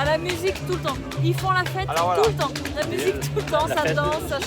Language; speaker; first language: French; native; French